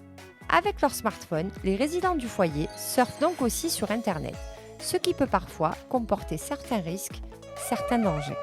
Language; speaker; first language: French; native; French